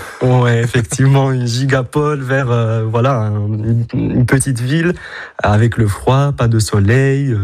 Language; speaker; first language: French; non-native, local second language; Arabic